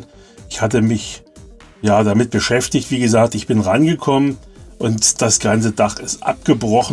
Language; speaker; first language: German; native; German